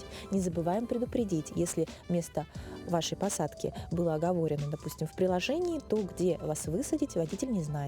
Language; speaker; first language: Russian; native; Russian